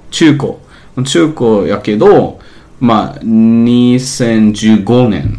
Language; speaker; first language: Japanese; non-native, learner; English